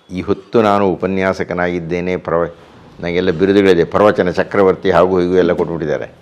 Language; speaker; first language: Kannada; native; Kannada